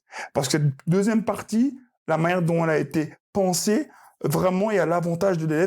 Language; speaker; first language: French; native; French